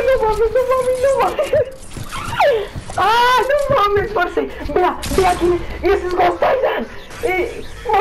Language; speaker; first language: Spanish; native; Spanish